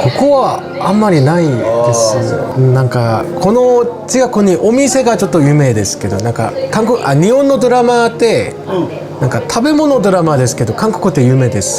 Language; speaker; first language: Japanese; non-native, learner; Korean